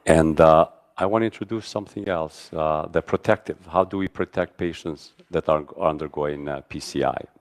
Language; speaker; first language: English; non-native, fluent; Albanian